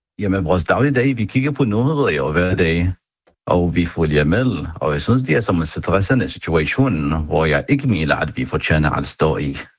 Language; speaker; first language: Danish; non-native, fluent; Arabic